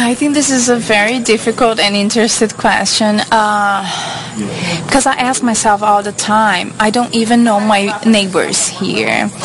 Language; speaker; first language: English; non-native, fluent; Portuguese